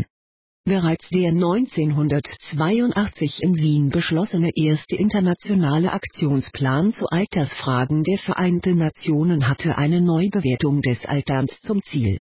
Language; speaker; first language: German; native; German